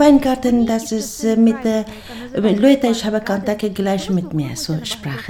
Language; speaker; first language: German; non-native, learner; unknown